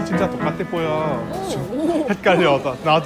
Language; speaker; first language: Korean; non-native, learner; French